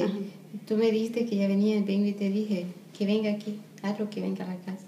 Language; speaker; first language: Spanish; native; Spanish